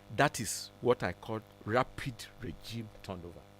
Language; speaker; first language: English; non-native, local second language; Yoruba